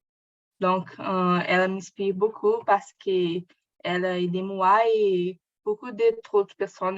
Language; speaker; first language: French; non-native, learner; Portuguese